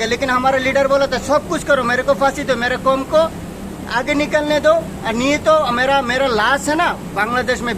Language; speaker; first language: Hindi; non-native, learner; Bangla